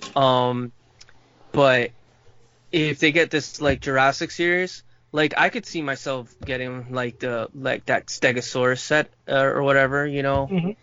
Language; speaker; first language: English; non-native, fluent; Spanish